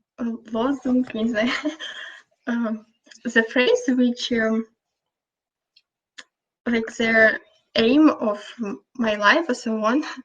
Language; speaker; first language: English; non-native, fluent; Russian